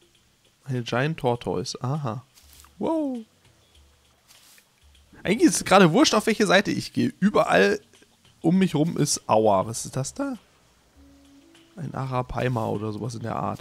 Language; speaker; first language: German; native; German